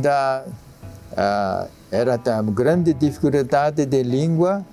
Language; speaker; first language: Portuguese; non-native, learner; Japanese